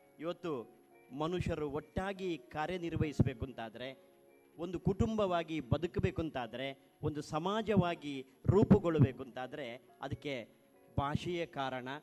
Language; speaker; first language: Kannada; non-native, local second language; Tulu